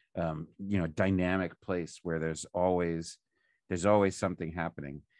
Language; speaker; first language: English; native; English